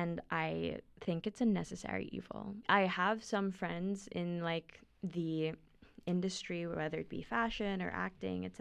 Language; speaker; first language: English; non-native, local second language; Filipino